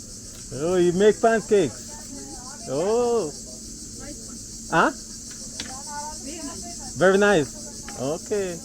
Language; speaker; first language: English; non-native, learner; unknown